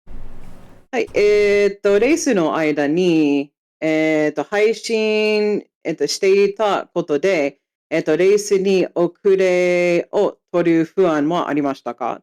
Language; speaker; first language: Japanese; non-native, fluent; English